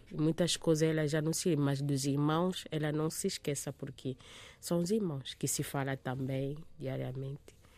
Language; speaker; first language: Portuguese; non-native, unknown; Lingala